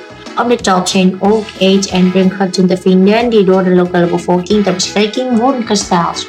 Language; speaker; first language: Dutch; non-native, fluent; Indonesian